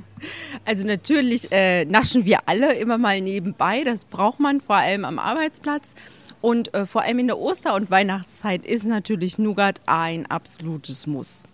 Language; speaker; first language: German; native; German